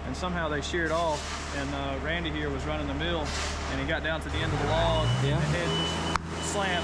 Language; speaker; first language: English; native; English